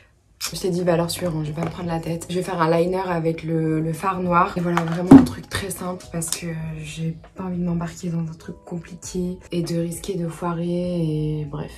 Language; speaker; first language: French; native; French